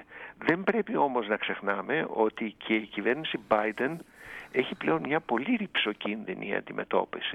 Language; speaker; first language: Greek; native; Greek